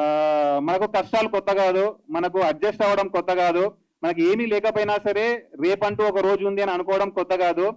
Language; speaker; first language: Telugu; native; Telugu